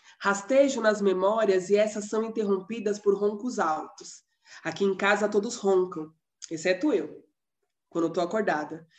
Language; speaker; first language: Portuguese; native; Portuguese